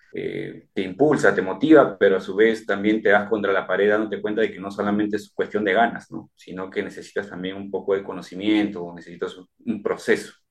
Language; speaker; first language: Spanish; native; Spanish